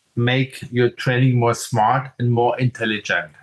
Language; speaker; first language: English; non-native, fluent; German